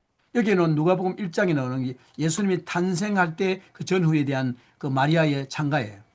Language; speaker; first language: Korean; native; Korean